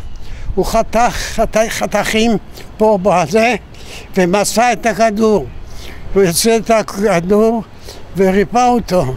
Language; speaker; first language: Hebrew; non-native, fluent; Yiddish